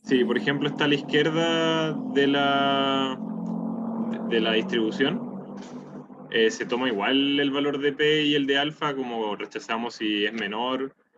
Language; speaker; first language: Spanish; native; Spanish